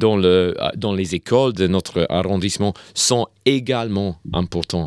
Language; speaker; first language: French; non-native, learner; English